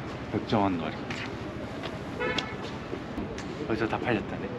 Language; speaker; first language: Korean; native; Korean